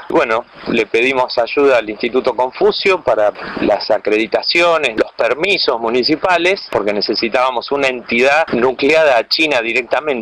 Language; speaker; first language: Spanish; native; Spanish